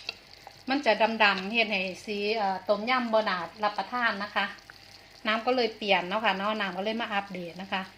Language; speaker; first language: Thai; non-native, local second language; Lao